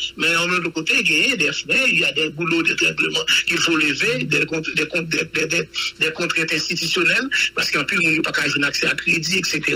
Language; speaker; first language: French; non-native, local second language; Haitian Creole